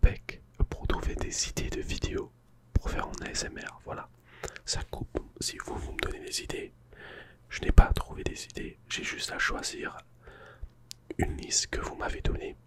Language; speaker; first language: French; non-native, fluent; English